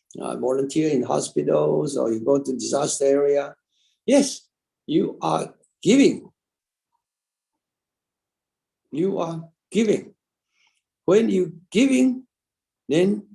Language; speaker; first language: English; non-native, local second language; Chinese